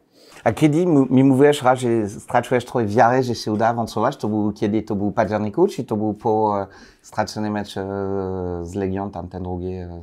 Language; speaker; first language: Polish; non-native, learner; French